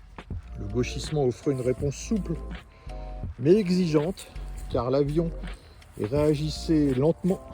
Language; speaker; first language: French; native; French